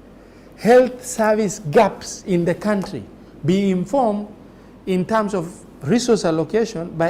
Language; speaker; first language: English; non-native, local second language; Somali